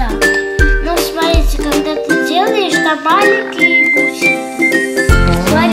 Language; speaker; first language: Russian; early bilingual, heritage; Russian